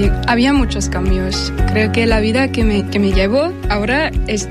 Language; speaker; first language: Spanish; non-native, fluent; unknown